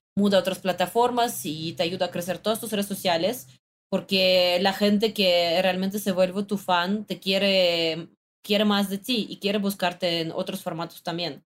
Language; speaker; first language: Spanish; non-native, fluent; Russian